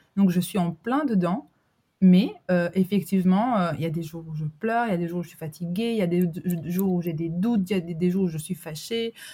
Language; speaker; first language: French; early bilingual, other home language; Albanian